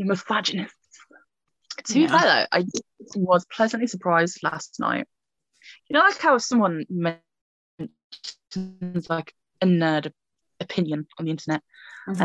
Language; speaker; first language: English; native; English